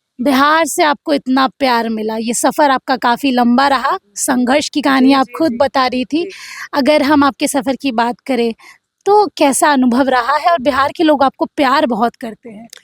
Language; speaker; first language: Hindi; non-native, local second language; Bangla